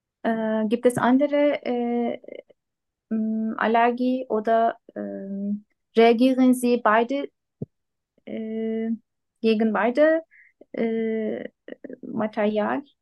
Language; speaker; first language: German; non-native, learner; Turkish